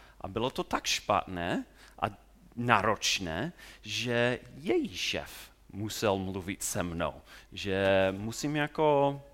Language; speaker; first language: Czech; non-native, fluent; English